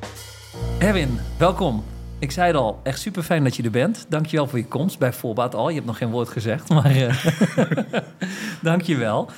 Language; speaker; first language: Dutch; native; Dutch